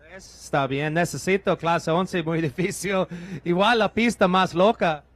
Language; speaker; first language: Spanish; non-native, learner; English